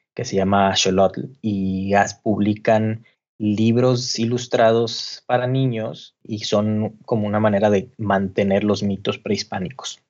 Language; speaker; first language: Spanish; native; Spanish